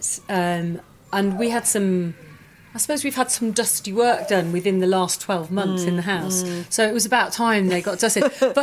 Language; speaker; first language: English; native; English